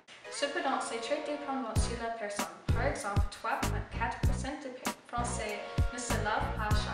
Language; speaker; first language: French; non-native, learner; English